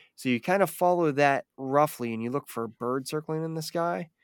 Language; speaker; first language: English; native; English